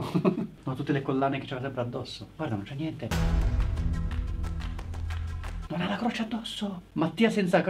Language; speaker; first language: Italian; native; Italian